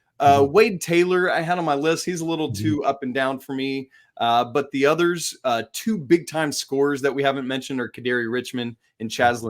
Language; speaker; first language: English; native; English